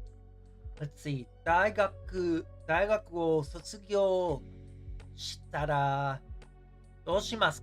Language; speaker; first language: Japanese; non-native, learner; English